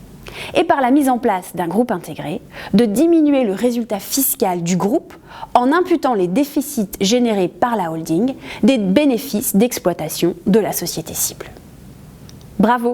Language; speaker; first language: French; native; French